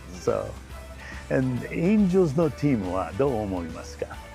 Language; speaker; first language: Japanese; non-native, learner; English